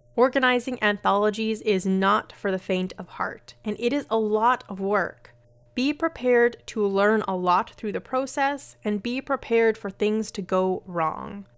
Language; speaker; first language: English; native; English